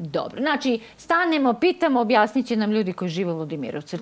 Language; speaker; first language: Croatian; native; Croatian